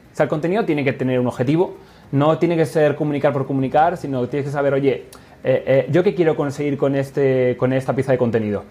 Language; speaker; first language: Spanish; native; Spanish